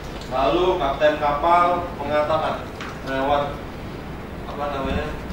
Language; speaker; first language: Indonesian; native; Indonesian